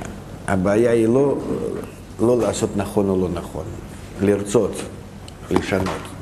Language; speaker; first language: Hebrew; non-native, fluent; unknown